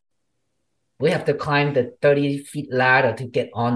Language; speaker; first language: English; non-native, fluent; Vietnamese